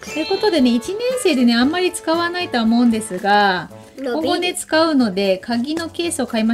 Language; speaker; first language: Japanese; native; Japanese